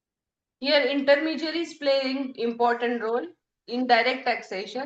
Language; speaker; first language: English; non-native, local second language; Hindi